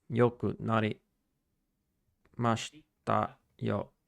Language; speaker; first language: Japanese; non-native, learner; English